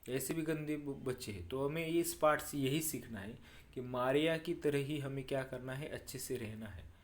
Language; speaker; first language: Hindi; non-native, local second language; Marathi